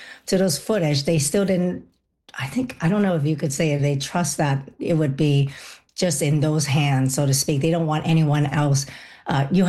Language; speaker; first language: English; non-native, local second language; Cantonese